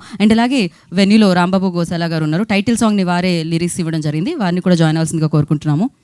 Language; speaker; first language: Telugu; native; Telugu